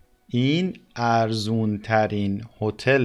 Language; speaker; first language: Persian; native; Persian